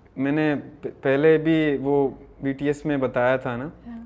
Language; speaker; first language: Urdu; non-native, local second language; Baluchi